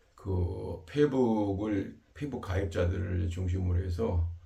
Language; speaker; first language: Korean; native; Korean